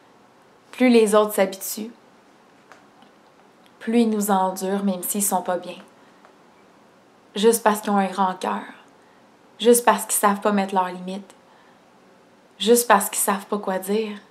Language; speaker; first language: French; native; French